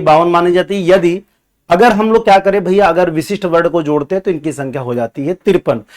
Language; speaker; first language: Hindi; native; Hindi